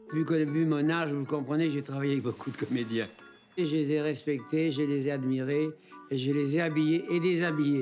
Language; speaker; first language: French; early bilingual, other home language; Italian